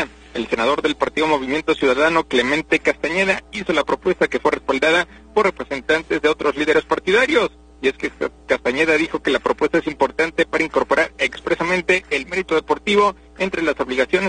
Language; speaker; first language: Spanish; native; Spanish